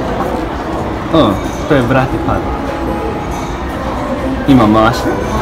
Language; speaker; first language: Japanese; native; Japanese